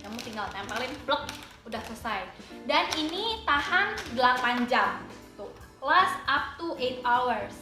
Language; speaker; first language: Indonesian; native; Indonesian